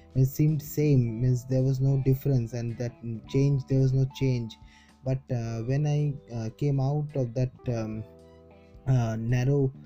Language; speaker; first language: English; non-native, local second language; Bangla